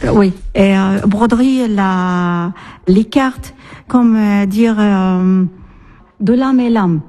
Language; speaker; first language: French; non-native, learner; Arabic